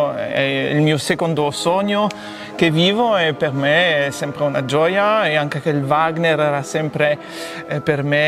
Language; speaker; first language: Italian; non-native, fluent; French